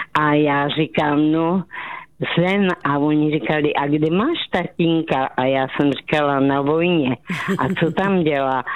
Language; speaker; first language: Czech; native; Czech